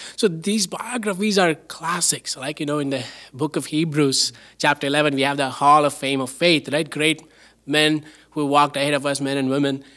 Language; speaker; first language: English; non-native, local second language; Tamil